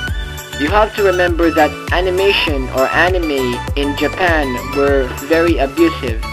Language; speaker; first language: English; non-native, fluent; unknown